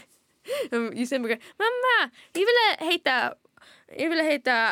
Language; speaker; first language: Icelandic; early bilingual, heritage; Icelandic